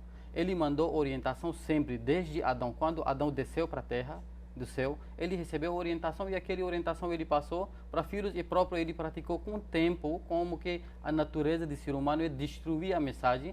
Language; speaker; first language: Portuguese; non-native, fluent; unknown